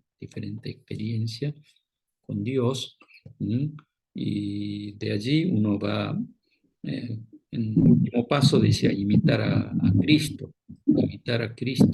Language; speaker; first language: Spanish; non-native, fluent; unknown